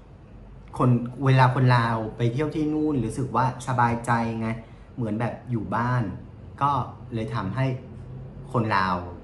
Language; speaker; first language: Thai; non-native, fluent; Vietnamese